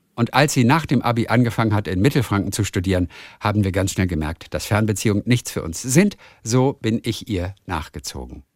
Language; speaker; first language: German; native; German